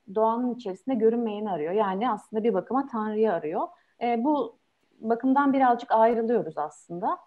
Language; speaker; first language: Turkish; native; Turkish